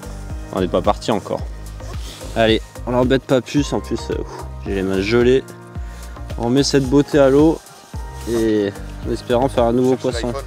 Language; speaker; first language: French; native; French